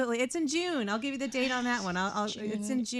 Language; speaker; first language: English; native; English